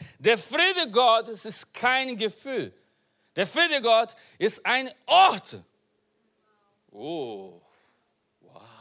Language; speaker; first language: German; non-native, learner; Portuguese